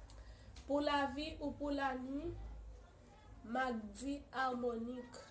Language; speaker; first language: French; non-native, learner; Haitian Creole